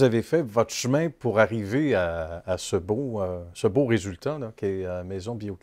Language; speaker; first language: French; native; French